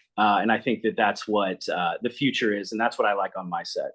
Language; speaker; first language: English; native; English